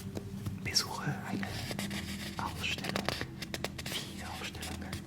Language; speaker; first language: German; non-native, fluent; French